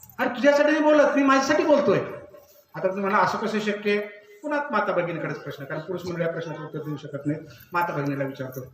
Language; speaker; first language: Marathi; native; Marathi